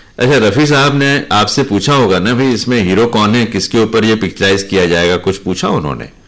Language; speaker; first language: Hindi; native; Hindi